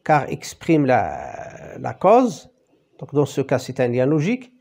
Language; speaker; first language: French; non-native, local second language; Arabic